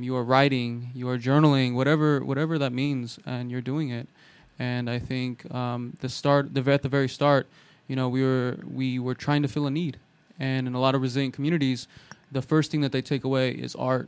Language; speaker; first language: English; native; English